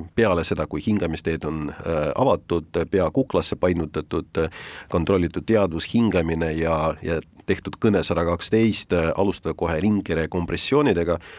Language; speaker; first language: Estonian; non-native, local second language; Russian